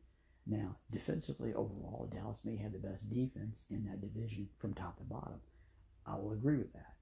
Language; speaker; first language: English; native; English